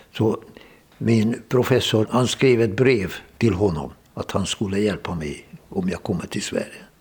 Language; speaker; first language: Swedish; non-native, fluent; Hungarian